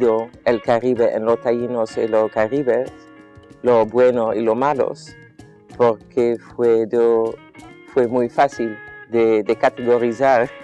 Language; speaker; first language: Spanish; non-native, fluent; Dutch